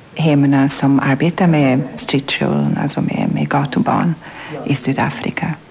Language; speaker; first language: Swedish; non-native, fluent; German